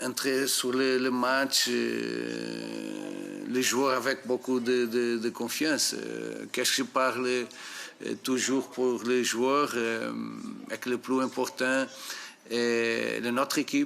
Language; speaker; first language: French; non-native, fluent; Portuguese